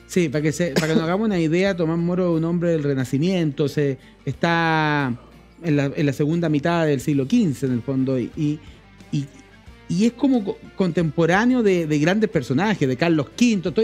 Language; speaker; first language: Spanish; native; Spanish